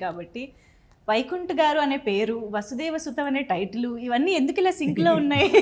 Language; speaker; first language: Telugu; native; Telugu